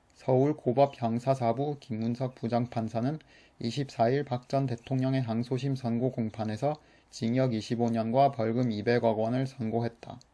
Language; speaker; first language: Korean; non-native, fluent; English